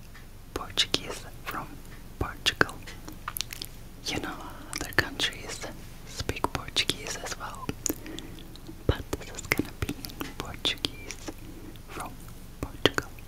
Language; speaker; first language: English; non-native, fluent; Turkish